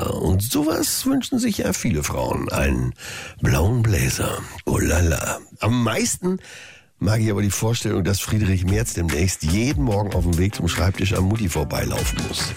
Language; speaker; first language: German; native; German